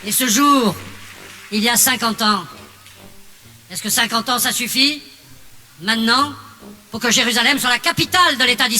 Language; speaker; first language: French; native; French